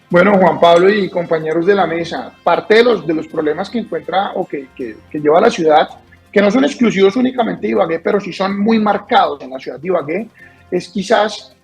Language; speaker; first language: Spanish; native; Spanish